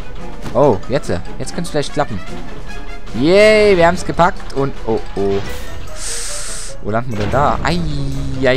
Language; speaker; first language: German; native; German